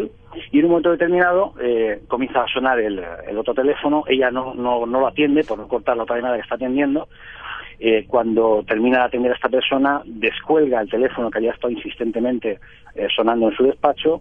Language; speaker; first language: Spanish; native; Spanish